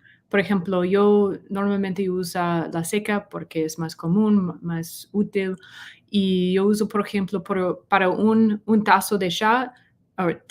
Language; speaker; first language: Spanish; non-native, learner; English